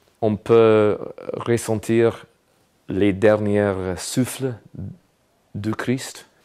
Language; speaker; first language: French; non-native, fluent; English